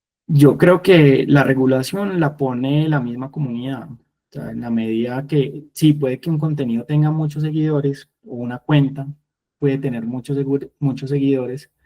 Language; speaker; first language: Spanish; native; Spanish